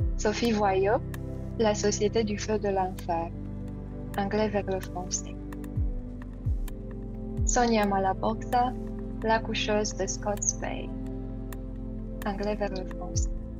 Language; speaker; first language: French; non-native, fluent; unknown